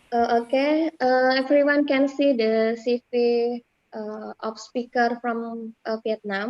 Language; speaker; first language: English; non-native, fluent; Indonesian